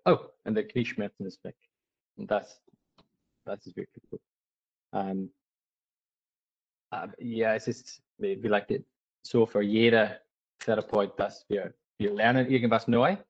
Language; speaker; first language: German; non-native, learner; English